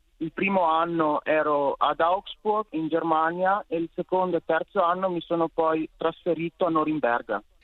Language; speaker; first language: Italian; native; Italian